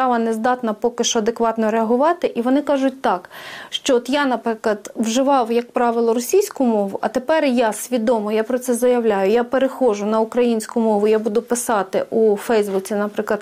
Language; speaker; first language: Ukrainian; native; Ukrainian